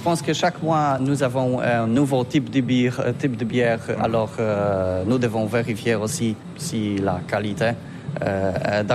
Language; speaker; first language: French; non-native, learner; Polish